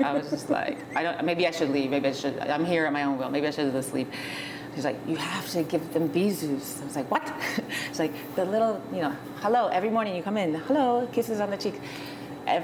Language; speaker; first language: English; native; English